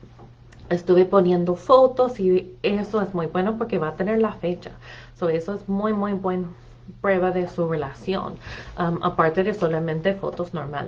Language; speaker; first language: Spanish; non-native, fluent; English